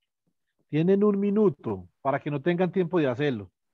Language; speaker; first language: Spanish; native; Spanish